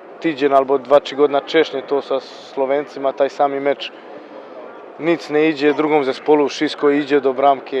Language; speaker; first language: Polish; non-native, learner; Croatian